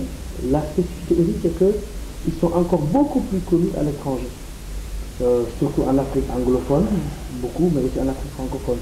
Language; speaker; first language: French; non-native, local second language; Wolof